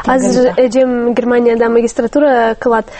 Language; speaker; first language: Kyrgyz; non-native, learner; Russian